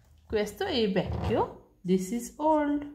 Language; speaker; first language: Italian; non-native, learner; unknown